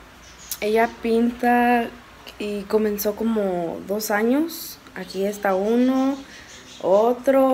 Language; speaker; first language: Spanish; early bilingual, heritage; Spanish